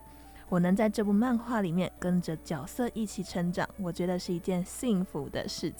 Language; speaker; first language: Chinese; native; Chinese